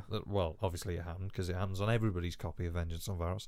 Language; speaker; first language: English; non-native, local second language; Welsh